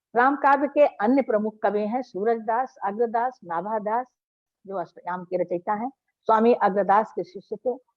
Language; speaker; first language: Hindi; native; Hindi